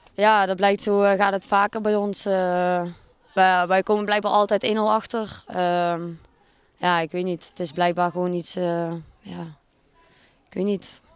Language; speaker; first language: Dutch; native; Dutch